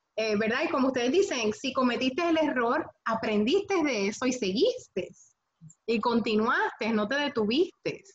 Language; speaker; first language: Spanish; non-native, fluent; Greek